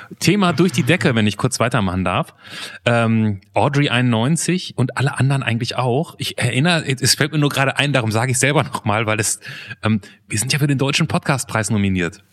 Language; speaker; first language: German; native; German